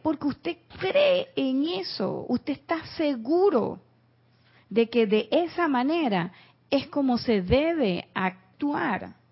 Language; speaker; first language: Spanish; native; Spanish